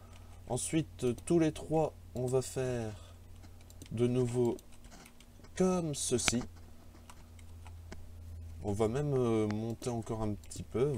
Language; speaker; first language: French; native; French